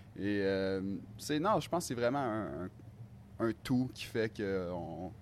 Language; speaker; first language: French; native; French